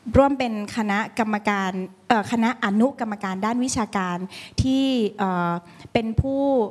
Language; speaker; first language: Thai; native; Thai